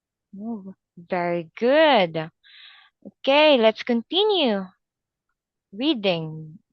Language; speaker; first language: English; non-native, local second language; Filipino